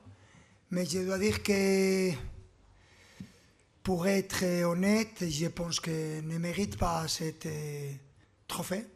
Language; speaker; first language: French; non-native, learner; Spanish